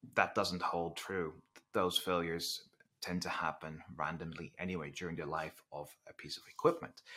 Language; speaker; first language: English; non-native, fluent; Dutch